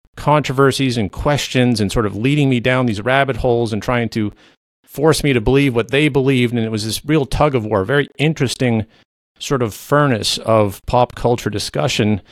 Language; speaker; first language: English; non-native, fluent; Low German